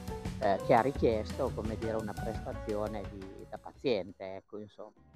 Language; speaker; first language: Italian; native; Italian